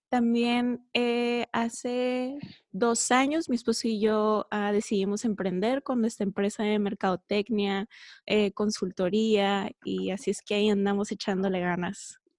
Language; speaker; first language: Spanish; early bilingual, heritage; Spanish